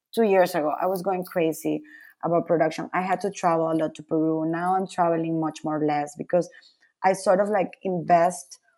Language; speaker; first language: English; non-native, fluent; Spanish